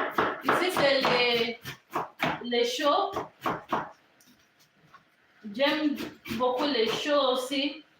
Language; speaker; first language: French; non-native, learner; English